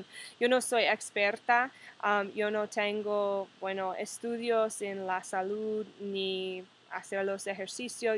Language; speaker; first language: Spanish; non-native, fluent; English